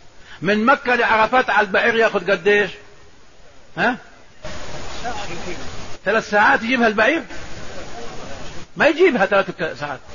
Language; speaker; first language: Arabic; native; Arabic